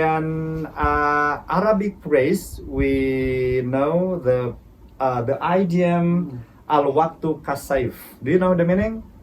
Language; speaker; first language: English; non-native, fluent; Indonesian